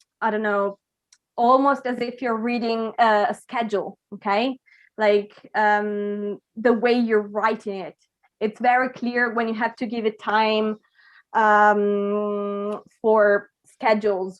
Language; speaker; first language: English; non-native, fluent; Italian